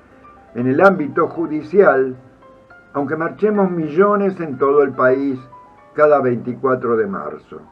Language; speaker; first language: Spanish; native; Spanish